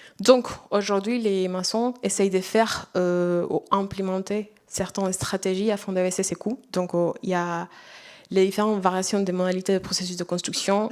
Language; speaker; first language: French; non-native, fluent; Spanish